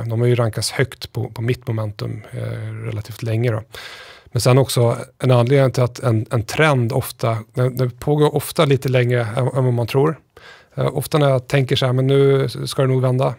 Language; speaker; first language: Swedish; native; Swedish